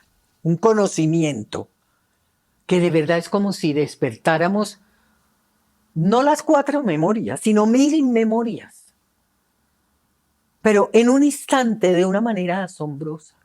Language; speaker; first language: Spanish; native; Spanish